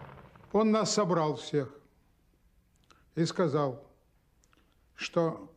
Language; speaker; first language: Russian; native; Russian